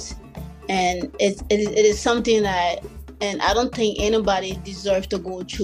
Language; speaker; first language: English; native; English